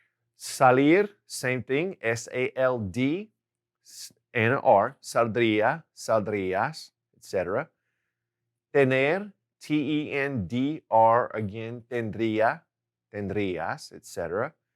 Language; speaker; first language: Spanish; non-native, fluent; English